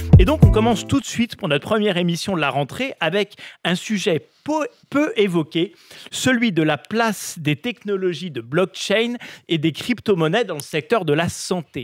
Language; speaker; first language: French; native; French